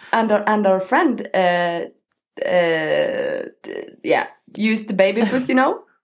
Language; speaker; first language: English; non-native, learner; Norwegian